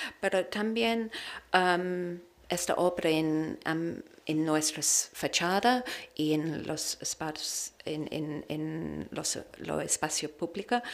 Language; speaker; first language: Spanish; non-native, learner; English